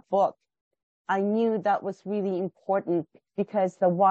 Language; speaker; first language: English; non-native, fluent; Japanese